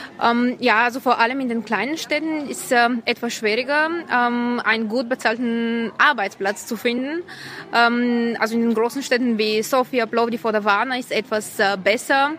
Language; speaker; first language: German; non-native, fluent; Bulgarian